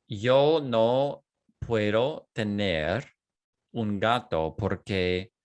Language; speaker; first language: Spanish; non-native, fluent; English